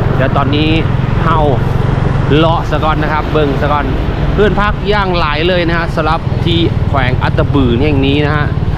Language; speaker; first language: Thai; native; Thai